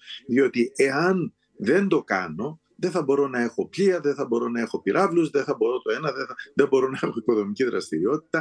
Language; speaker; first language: Greek; native; Greek